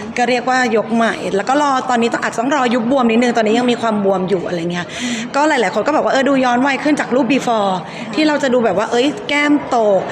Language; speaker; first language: Thai; native; Thai